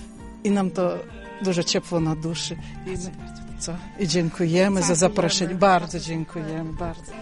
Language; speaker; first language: Polish; early bilingual, heritage; Polish